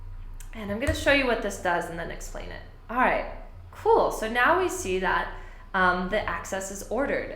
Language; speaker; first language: English; native; English